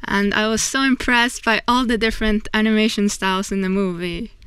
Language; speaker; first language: English; non-native, fluent; Chinese